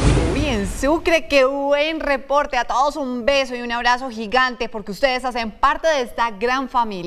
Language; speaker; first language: Spanish; native; Spanish